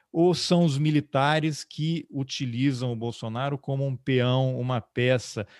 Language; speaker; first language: Portuguese; native; Portuguese